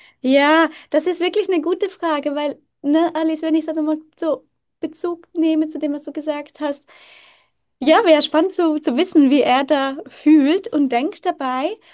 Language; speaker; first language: German; early bilingual, heritage; German